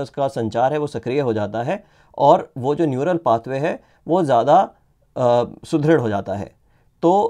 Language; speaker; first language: Hindi; native; Hindi